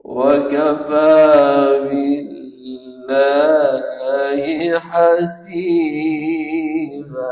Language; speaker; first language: Arabic; native; Arabic